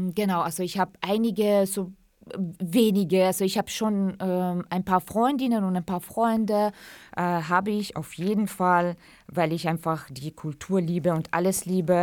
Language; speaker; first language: German; early bilingual, other home language; Central Kurdish